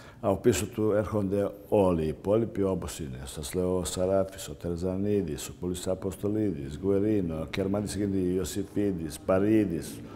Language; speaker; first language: Greek; non-native, fluent; Serbian